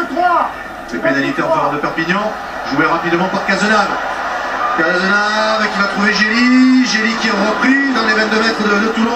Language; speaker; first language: French; native; French